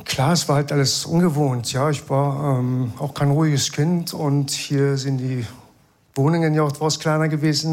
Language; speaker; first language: German; early bilingual, other home language; Persian